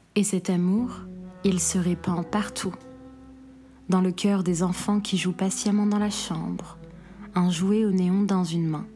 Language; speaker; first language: French; non-native, local second language; Arabic